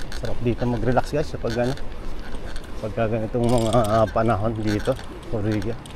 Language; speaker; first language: Filipino; native; Filipino